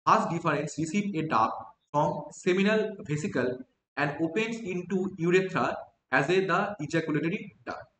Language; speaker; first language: English; non-native, local second language; Bangla